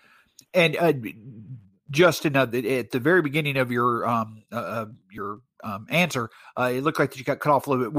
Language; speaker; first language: English; native; English